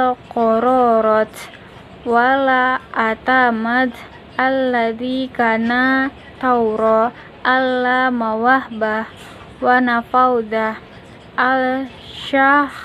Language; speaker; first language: Arabic; non-native, learner; Indonesian